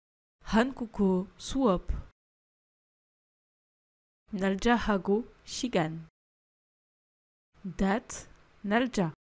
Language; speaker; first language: Korean; non-native, fluent; French